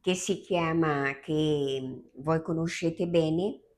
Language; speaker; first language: Italian; non-native, fluent; Portuguese